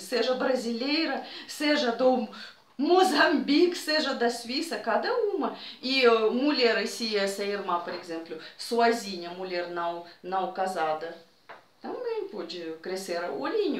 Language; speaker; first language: Portuguese; non-native, fluent; Russian